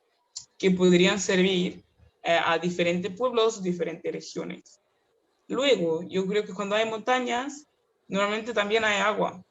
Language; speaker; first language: Spanish; non-native, fluent; Kinyarwanda